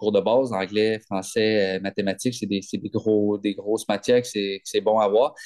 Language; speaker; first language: French; native; French